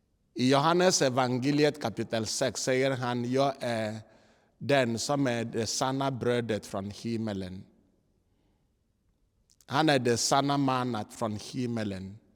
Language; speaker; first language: Swedish; non-native, fluent; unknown